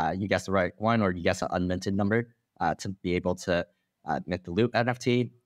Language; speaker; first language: English; non-native, fluent; Chinese